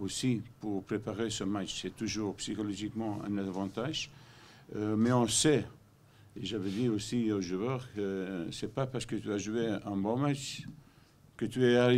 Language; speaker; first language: French; non-native, learner; Dutch